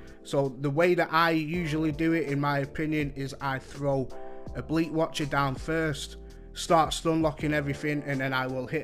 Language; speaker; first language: English; native; English